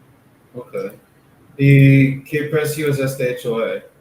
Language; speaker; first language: Spanish; non-native, learner; English